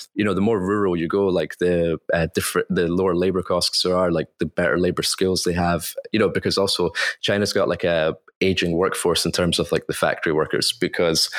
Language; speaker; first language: English; native; English